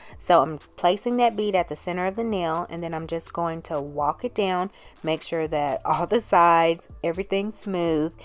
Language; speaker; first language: English; native; English